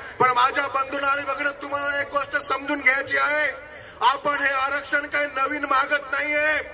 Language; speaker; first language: Marathi; non-native, local second language; Lambadi